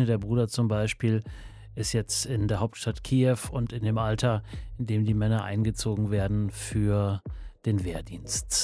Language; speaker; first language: German; native; German